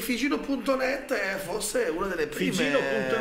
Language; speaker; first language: Italian; native; Italian